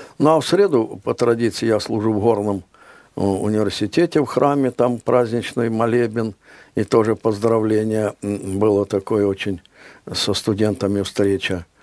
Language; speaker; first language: Russian; native; Russian